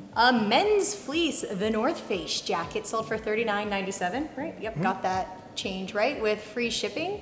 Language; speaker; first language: English; native; English